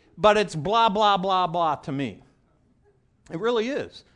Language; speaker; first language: English; native; English